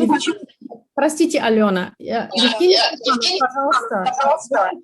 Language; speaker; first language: Russian; non-native, fluent; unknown